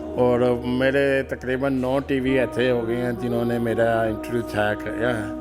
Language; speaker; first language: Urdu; non-native, local second language; Punjabi